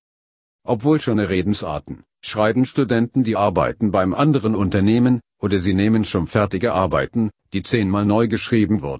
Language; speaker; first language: German; non-native, learner; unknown